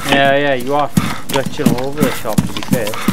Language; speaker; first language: English; native; English